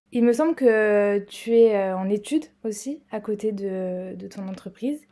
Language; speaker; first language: French; native; French